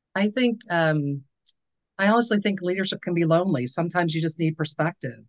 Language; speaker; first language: English; native; English